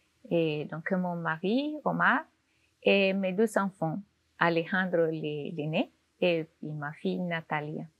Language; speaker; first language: French; non-native, fluent; Spanish